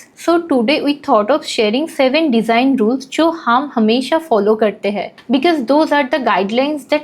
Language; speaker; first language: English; non-native, local second language; Hindi